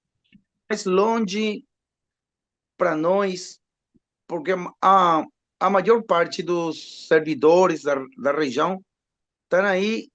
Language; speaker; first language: Portuguese; non-native, learner; Spanish